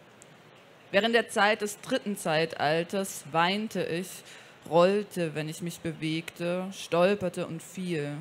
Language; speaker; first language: German; native; German